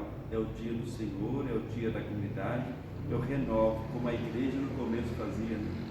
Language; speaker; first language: Portuguese; native; Portuguese